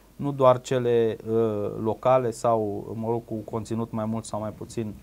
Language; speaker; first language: Romanian; native; Romanian